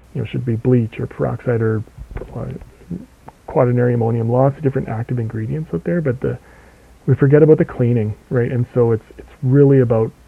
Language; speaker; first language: English; native; English